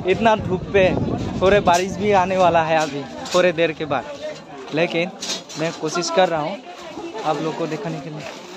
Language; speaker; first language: Hindi; non-native, local second language; Khasi